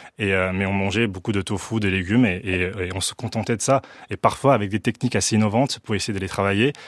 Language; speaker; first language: French; early bilingual, other home language; Chinese